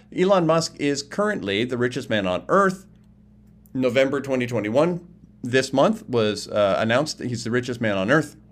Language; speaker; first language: English; native; English